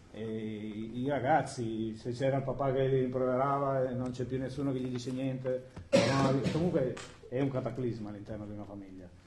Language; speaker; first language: Italian; native; Italian